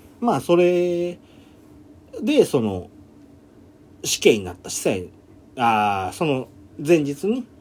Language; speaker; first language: Japanese; native; Japanese